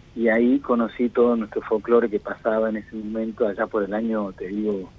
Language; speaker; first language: Spanish; native; Spanish